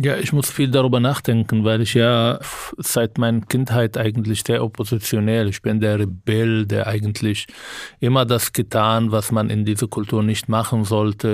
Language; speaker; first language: German; non-native, fluent; Arabic